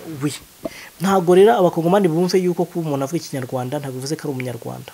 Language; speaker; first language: Kinyarwanda; native; Kinyarwanda